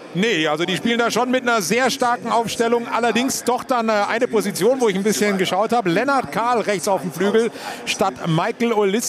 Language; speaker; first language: German; native; German